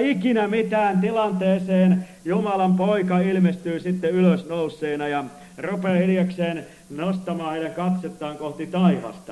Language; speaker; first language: Finnish; native; Finnish